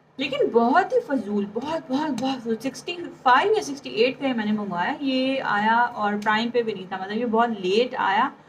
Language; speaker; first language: Urdu; native; Urdu